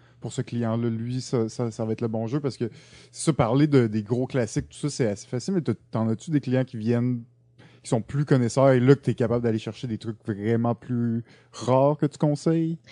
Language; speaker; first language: French; native; French